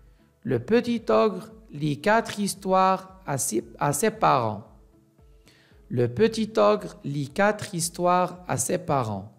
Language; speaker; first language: French; non-native, local second language; Arabic